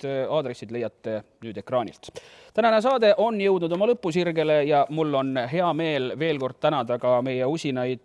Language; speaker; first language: Estonian; native; Estonian